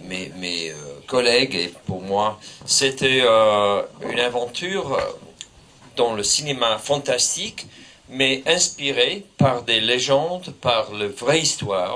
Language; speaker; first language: French; non-native, fluent; English